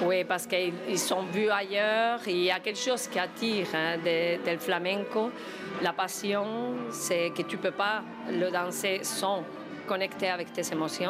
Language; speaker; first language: French; non-native, fluent; Spanish